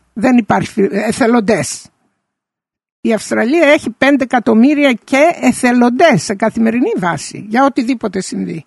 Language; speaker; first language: Greek; early bilingual, heritage; Greek